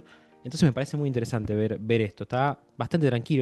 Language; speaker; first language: Spanish; native; Spanish